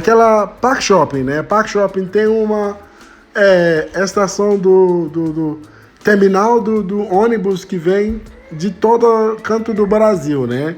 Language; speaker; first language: Portuguese; non-native, fluent; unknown